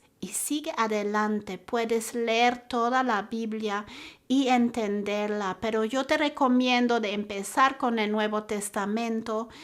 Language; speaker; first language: Spanish; non-native, fluent; German